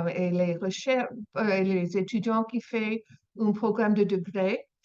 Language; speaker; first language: French; non-native, learner; English